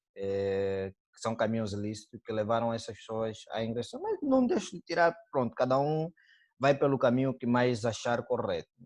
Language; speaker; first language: Portuguese; native; Portuguese